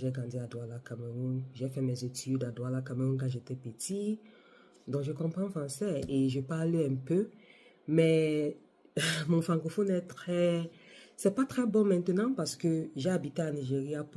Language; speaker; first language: French; non-native, local second language; Igbo